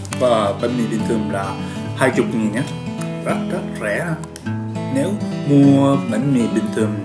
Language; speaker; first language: Vietnamese; non-native, learner; Japanese